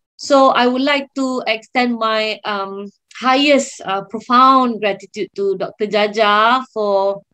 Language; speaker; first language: English; non-native, local second language; Malay